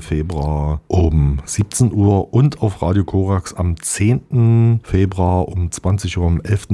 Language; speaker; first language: German; native; German